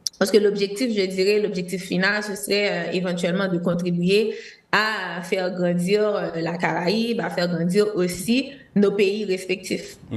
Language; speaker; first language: French; non-native, local second language; Haitian Creole